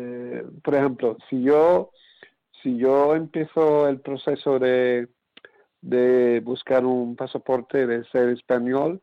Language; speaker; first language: Spanish; non-native, fluent; English